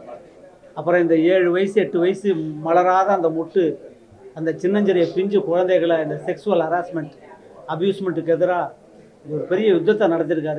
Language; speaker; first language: Tamil; native; Tamil